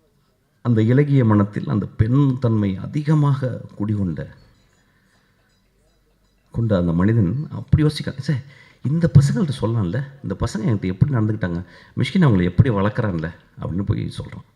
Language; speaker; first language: Tamil; native; Tamil